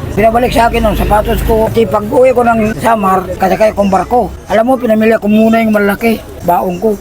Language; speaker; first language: Filipino; non-native, local second language; Waray